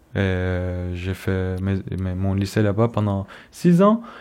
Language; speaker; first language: French; non-native, fluent; Turkish